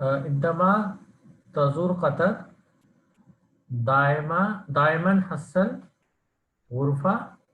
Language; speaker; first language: Arabic; non-native, learner; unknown